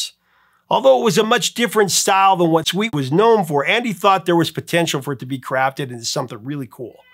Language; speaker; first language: English; native; English